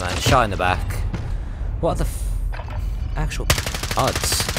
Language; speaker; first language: English; native; English